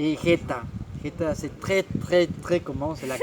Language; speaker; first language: French; non-native, fluent; Spanish